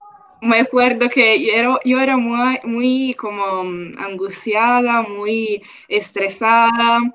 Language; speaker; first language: Spanish; non-native, local second language; Italian